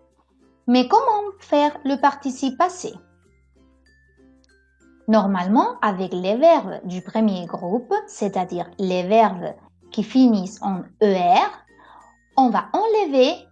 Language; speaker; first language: French; non-native, fluent; Spanish